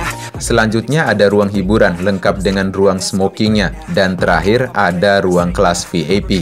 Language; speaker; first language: Indonesian; native; Indonesian